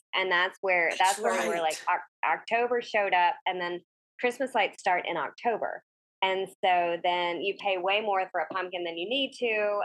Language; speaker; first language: English; native; English